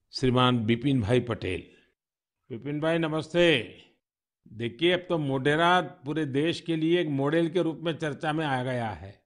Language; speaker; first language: Hindi; non-native, local second language; Gujarati